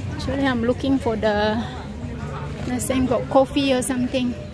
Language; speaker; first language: English; non-native, local second language; Malay